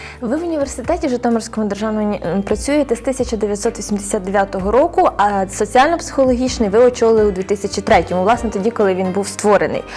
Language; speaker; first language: Ukrainian; native; Ukrainian